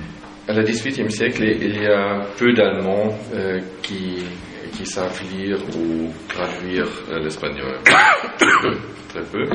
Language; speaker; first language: French; non-native, fluent; German